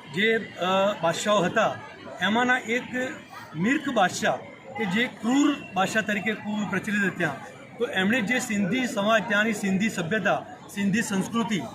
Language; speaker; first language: Gujarati; non-native, local second language; Sindhi